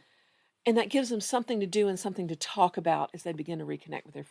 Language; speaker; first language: English; native; English